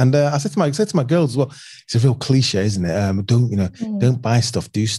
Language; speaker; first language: English; native; English